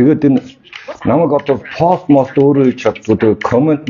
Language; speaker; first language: Mongolian; native; Mongolian